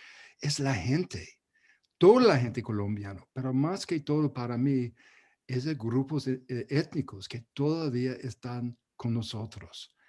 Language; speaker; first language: Spanish; non-native, fluent; English